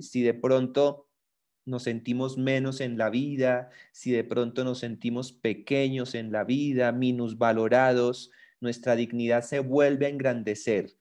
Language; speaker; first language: Spanish; native; Spanish